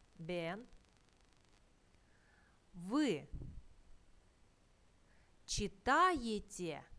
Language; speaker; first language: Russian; non-native, fluent; Turkish